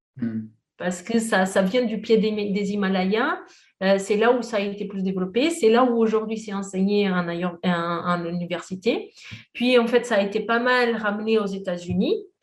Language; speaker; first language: French; non-native, fluent; Portuguese